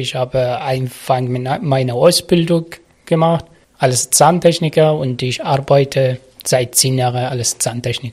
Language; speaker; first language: German; non-native, learner; Arabic